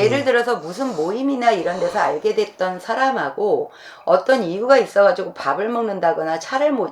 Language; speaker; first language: Korean; native; Korean